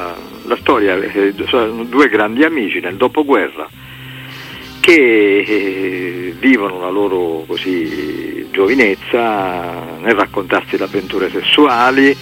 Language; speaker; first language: Italian; native; Italian